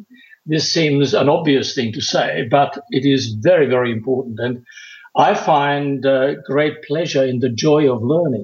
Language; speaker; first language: English; non-native, fluent; German